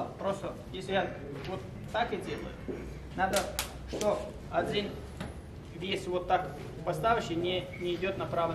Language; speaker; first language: Russian; non-native, learner; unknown